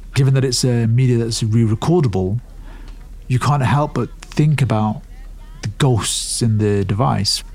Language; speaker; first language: English; early bilingual, other home language; Urdu